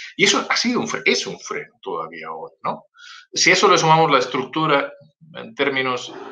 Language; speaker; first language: Spanish; native; Spanish